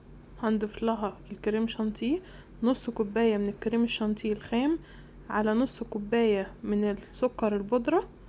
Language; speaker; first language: Arabic; native; Arabic